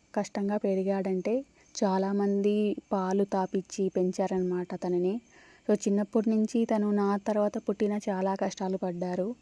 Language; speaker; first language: Telugu; native; Telugu